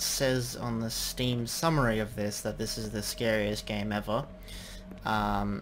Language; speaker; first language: English; native; English